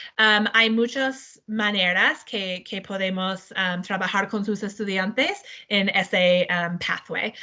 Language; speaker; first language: Spanish; non-native, learner; English